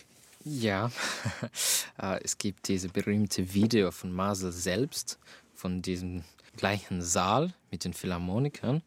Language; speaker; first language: German; non-native, fluent; Finnish